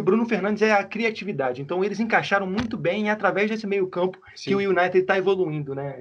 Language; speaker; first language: Portuguese; native; Portuguese